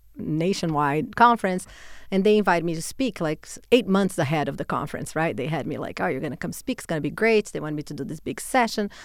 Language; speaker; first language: English; non-native, fluent; Portuguese